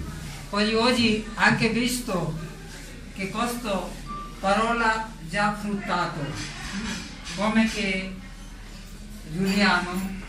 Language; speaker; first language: Italian; non-native, learner; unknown